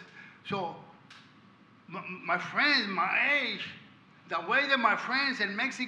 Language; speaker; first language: English; non-native, learner; Spanish